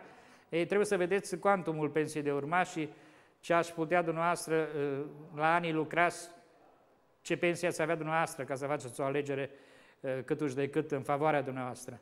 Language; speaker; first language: Romanian; native; Romanian